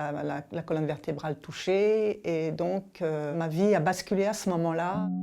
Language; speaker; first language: French; native; French